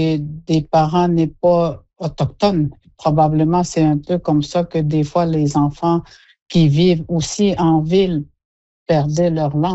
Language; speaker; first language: French; non-native, local second language; Innu-aimun